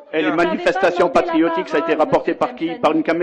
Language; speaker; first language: French; native; French